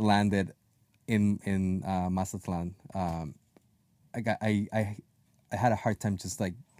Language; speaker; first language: English; non-native, fluent; Spanish